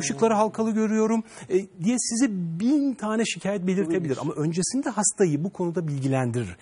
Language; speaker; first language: Turkish; native; Turkish